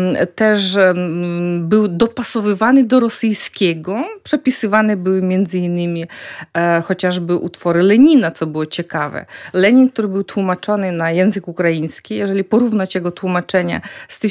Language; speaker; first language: Polish; non-native, fluent; Ukrainian